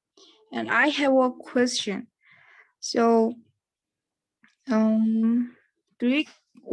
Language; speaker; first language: English; non-native, learner; Mongolian